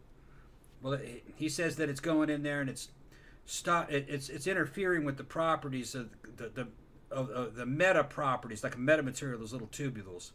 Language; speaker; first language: English; native; English